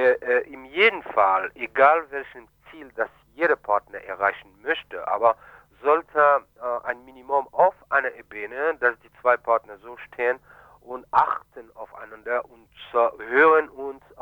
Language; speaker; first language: German; non-native, fluent; Haitian Creole